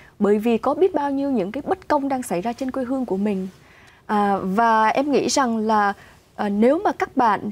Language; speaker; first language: Vietnamese; early bilingual, heritage; Vietnamese